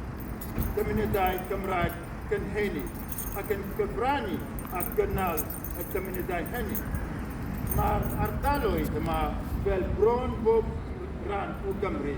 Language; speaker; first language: Welsh; non-native, fluent; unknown